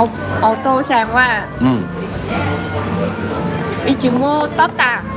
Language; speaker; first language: Japanese; non-native, learner; Vietnamese